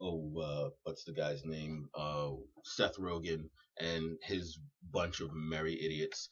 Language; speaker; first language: English; native; English